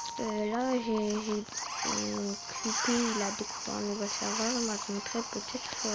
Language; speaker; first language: French; native; French